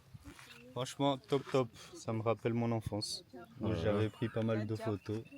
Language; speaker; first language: French; native; French